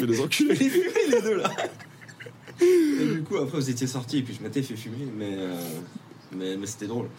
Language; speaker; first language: French; native; French